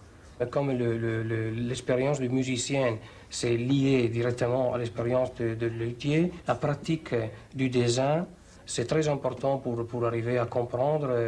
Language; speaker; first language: French; non-native, fluent; Italian